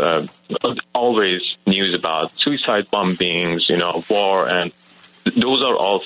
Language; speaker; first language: English; non-native, fluent; Persian